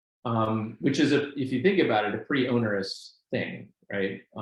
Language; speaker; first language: English; native; English